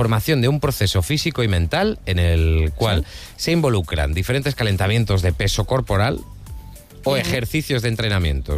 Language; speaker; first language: Spanish; native; Spanish